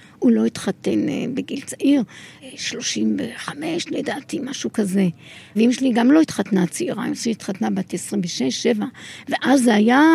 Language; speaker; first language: Hebrew; early bilingual, other home language; Arabic